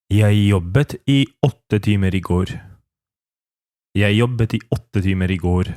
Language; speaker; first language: Norwegian; non-native, fluent; Polish